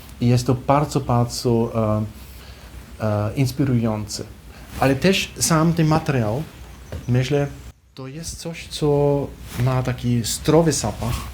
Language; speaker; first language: Polish; non-native, fluent; German